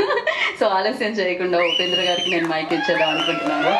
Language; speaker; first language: Telugu; native; Telugu